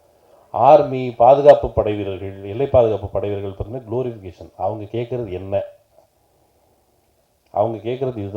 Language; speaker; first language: Tamil; native; Tamil